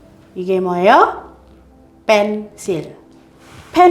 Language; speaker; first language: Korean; non-native, fluent; Indonesian